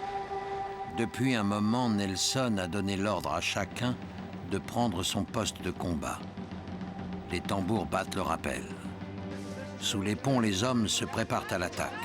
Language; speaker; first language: French; native; French